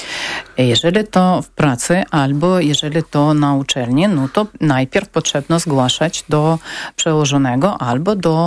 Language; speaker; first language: Polish; non-native, local second language; Ukrainian